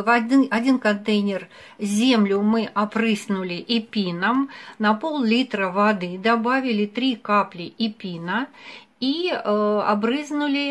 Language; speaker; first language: Russian; native; Russian